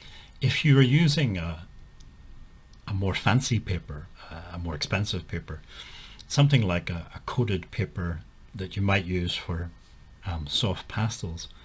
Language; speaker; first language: English; native; English